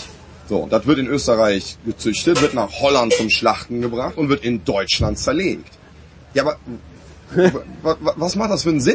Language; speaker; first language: German; native; German